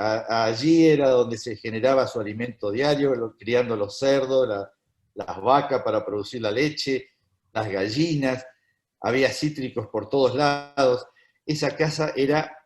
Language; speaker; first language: Spanish; native; Spanish